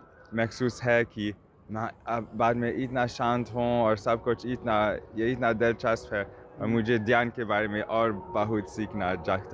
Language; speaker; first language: Hindi; non-native, learner; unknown